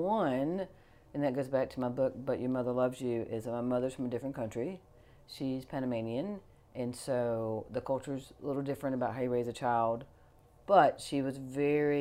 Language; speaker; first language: English; native; English